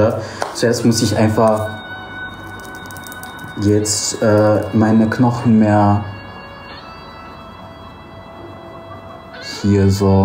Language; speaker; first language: German; non-native, fluent; Polish